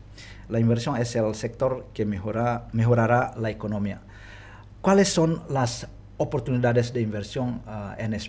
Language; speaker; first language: Spanish; non-native, fluent; Indonesian